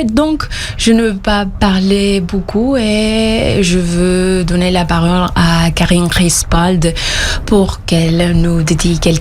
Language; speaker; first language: French; non-native, fluent; Spanish